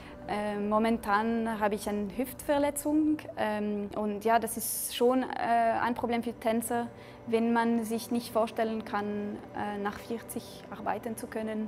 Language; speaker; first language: German; non-native, local second language; French